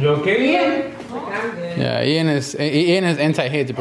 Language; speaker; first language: English; non-native, fluent; Spanish